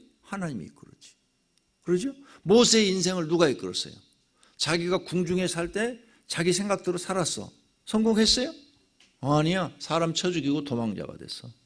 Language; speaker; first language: Korean; native; Korean